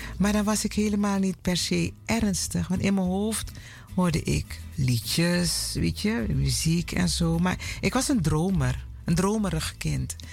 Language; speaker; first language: Dutch; native; Dutch